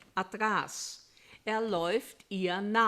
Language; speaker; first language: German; non-native, fluent; Portuguese